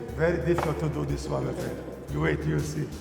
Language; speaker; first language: English; non-native, learner; Portuguese